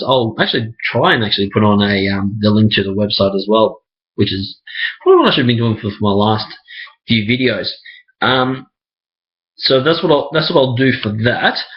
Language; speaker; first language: English; native; English